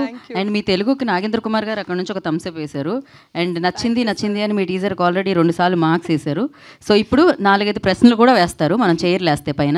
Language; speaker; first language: Telugu; native; Telugu